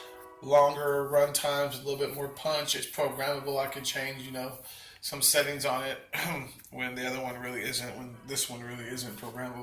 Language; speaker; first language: English; native; English